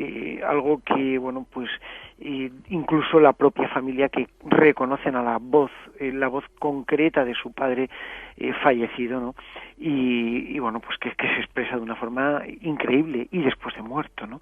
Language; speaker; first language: Spanish; native; Spanish